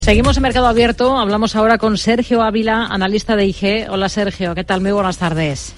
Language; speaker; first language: Spanish; native; Spanish